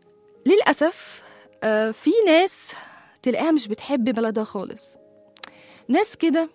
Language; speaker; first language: Arabic; native; Arabic